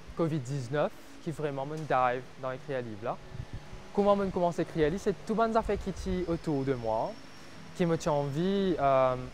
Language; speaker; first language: French; non-native, local second language; Morisyen